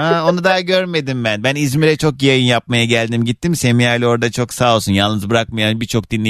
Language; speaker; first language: Turkish; native; Turkish